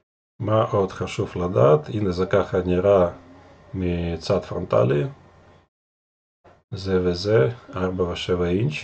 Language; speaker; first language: Hebrew; non-native, fluent; Russian